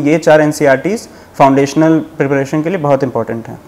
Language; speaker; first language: Hindi; native; Hindi